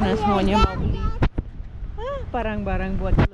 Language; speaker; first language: Indonesian; non-native, learner; English